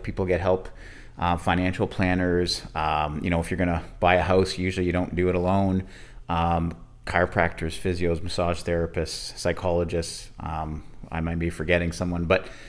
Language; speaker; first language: English; native; English